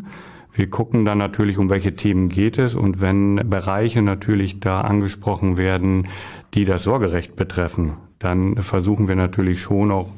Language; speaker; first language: German; native; German